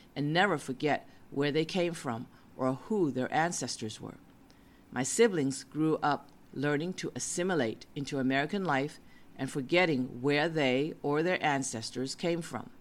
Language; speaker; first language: English; native; English